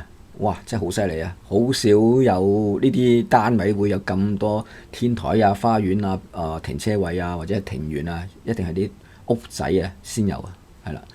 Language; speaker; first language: Cantonese; native; Cantonese